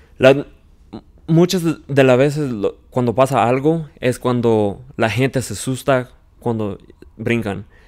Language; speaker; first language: Spanish; early bilingual, heritage; Spanish